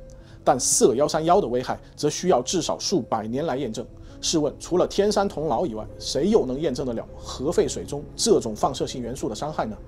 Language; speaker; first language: Chinese; native; Chinese